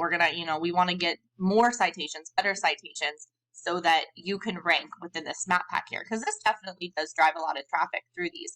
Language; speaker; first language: English; native; English